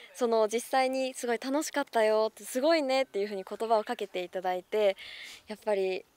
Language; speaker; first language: Japanese; native; Japanese